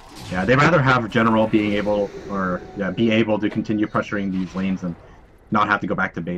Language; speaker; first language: English; native; English